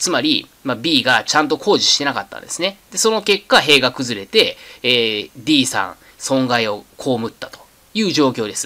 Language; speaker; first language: Japanese; native; Japanese